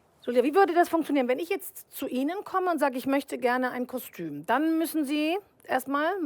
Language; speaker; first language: German; native; German